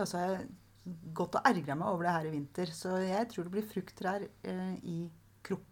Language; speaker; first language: Norwegian; native; Norwegian